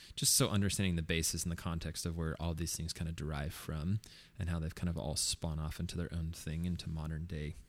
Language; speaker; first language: English; early bilingual, other home language; Spanish